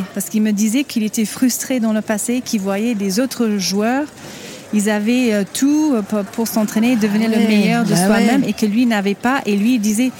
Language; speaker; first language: French; non-native, fluent; English